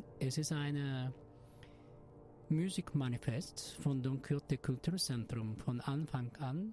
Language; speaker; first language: German; non-native, learner; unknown